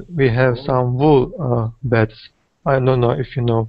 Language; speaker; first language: English; non-native, learner; Turkish